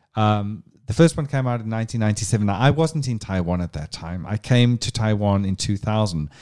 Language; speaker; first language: English; native; English